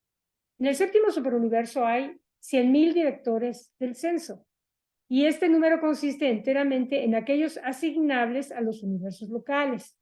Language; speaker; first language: Spanish; native; Spanish